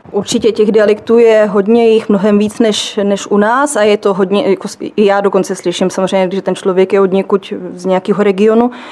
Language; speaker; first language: Czech; native; Czech